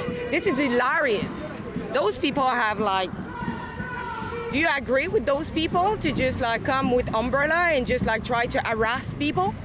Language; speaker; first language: English; non-native, fluent; French